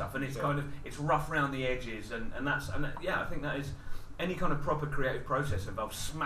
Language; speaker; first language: English; native; English